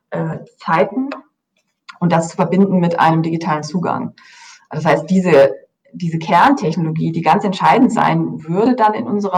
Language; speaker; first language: German; native; German